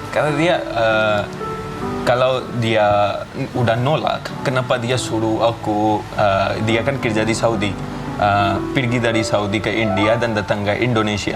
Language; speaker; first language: Indonesian; non-native, fluent; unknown